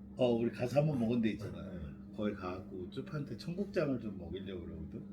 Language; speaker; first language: Korean; native; Korean